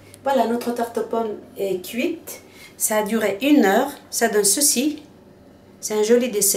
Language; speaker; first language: French; native; French